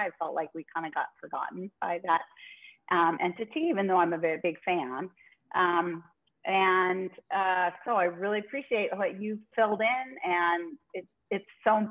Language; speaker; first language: English; native; English